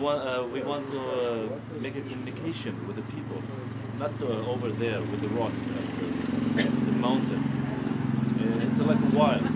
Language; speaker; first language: English; non-native, learner; Arabic